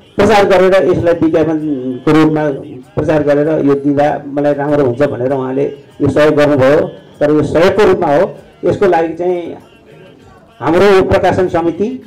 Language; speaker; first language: Nepali; non-native, local second language; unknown